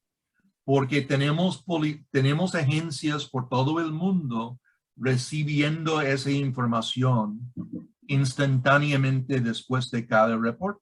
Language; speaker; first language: Spanish; non-native, fluent; English